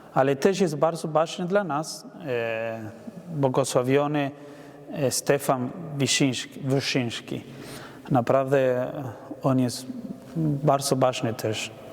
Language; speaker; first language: Polish; non-native, learner; Spanish